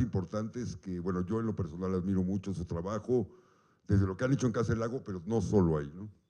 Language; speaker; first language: Spanish; native; Spanish